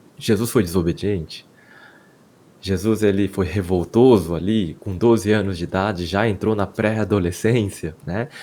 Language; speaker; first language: Portuguese; non-native, fluent; Korean